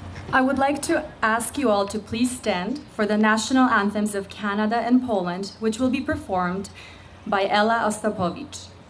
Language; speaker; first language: English; early bilingual, other home language; Polish